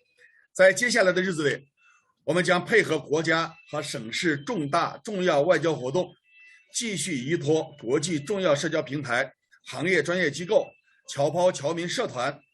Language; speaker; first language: Chinese; native; Chinese